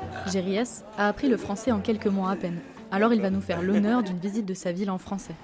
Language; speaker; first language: French; native; French